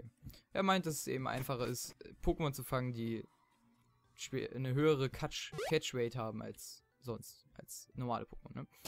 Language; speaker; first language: German; native; German